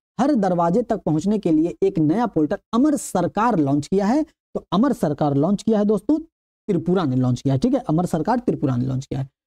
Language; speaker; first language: Hindi; native; Hindi